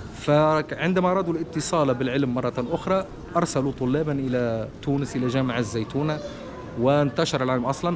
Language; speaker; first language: Arabic; native; Arabic